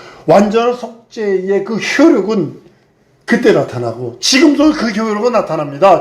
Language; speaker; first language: Korean; native; Korean